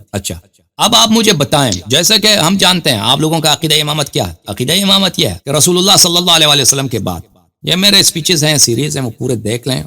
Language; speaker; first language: Urdu; non-native, fluent; Persian